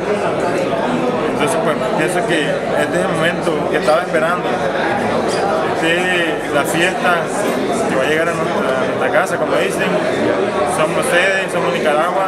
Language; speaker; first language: Spanish; native; Spanish